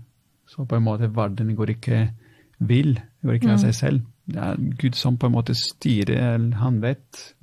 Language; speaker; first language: Norwegian; non-native, fluent; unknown